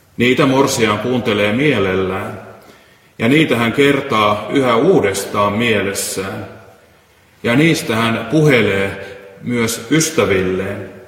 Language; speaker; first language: Finnish; native; Finnish